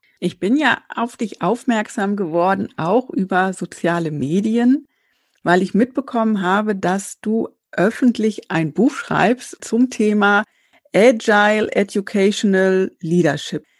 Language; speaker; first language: German; native; German